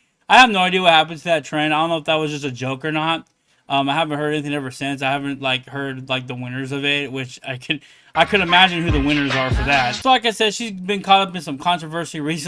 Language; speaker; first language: English; native; English